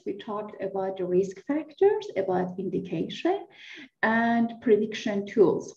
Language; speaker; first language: English; non-native, fluent; Persian